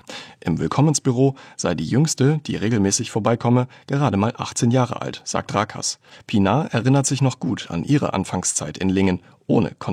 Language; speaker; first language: German; native; German